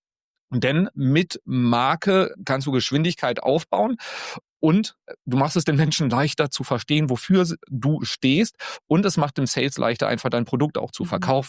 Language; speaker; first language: German; native; German